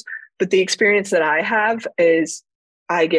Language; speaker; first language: English; native; English